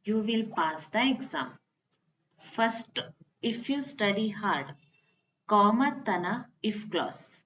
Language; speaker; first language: English; non-native, local second language; Kannada